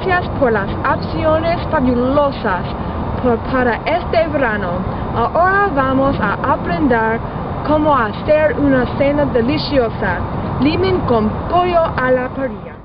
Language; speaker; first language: Spanish; non-native, learner; English